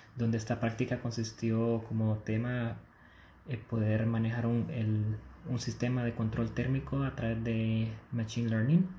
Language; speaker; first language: Spanish; native; Spanish